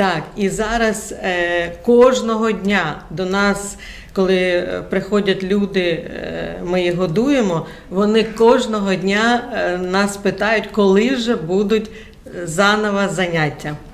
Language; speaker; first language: Ukrainian; non-native, local second language; Russian